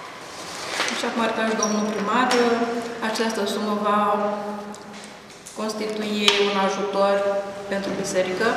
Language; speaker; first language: Romanian; native; Romanian